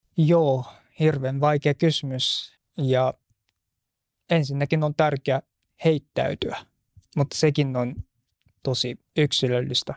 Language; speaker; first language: Finnish; non-native, fluent; Japanese